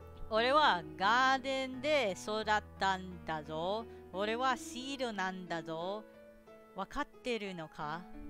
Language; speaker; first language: Japanese; non-native, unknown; English